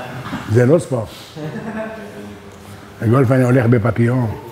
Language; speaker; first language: Hebrew; non-native, learner; French